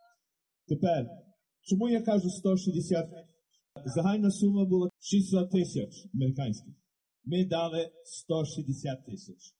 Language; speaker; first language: Ukrainian; early bilingual, heritage; English